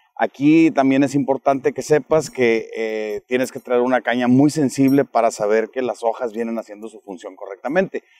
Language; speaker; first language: Spanish; native; Spanish